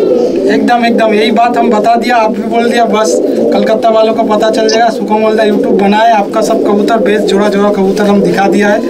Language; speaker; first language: Hindi; non-native, local second language; Bangla